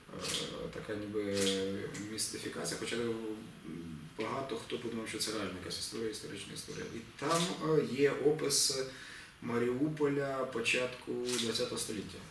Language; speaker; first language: Ukrainian; native; Ukrainian